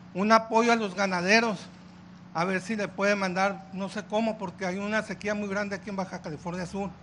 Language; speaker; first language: Spanish; native; Spanish